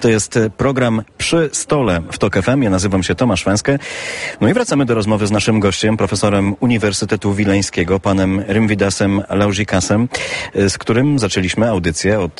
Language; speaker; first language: Polish; native; Polish